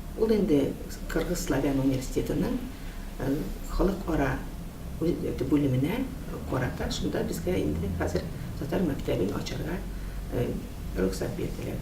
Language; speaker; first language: Tatar; early bilingual, heritage; Tatar